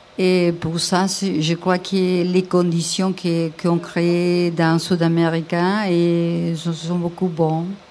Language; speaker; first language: French; non-native, learner; Spanish